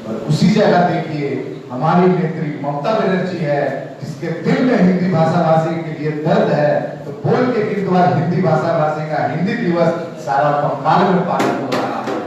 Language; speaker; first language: Hindi; native; Hindi